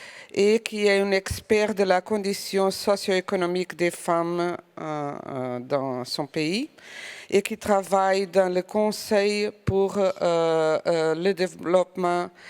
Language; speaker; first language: French; non-native, fluent; Portuguese